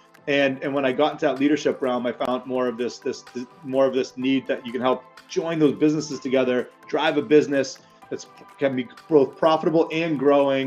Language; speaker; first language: English; native; English